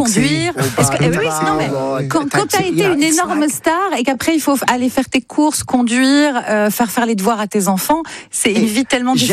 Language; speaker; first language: French; native; French